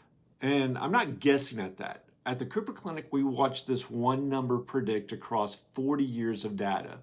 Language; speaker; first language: English; native; English